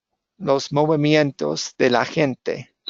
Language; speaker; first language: Spanish; non-native, fluent; English